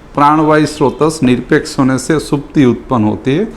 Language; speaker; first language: Hindi; non-native, local second language; Gujarati